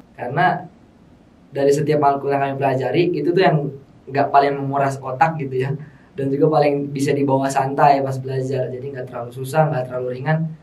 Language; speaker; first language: Indonesian; native; Indonesian